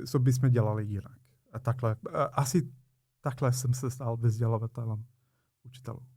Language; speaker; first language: Czech; non-native, fluent; English